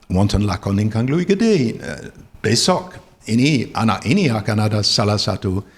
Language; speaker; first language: Indonesian; non-native, fluent; English